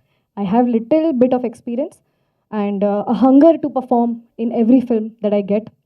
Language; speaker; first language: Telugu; non-native, fluent; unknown